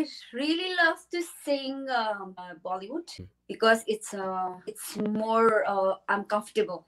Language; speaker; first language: English; non-native, learner; Tibetan